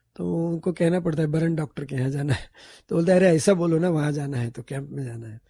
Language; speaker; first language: Hindi; non-native, local second language; Marathi